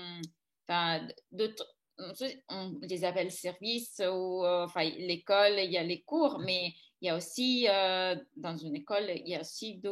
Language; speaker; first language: French; non-native, fluent; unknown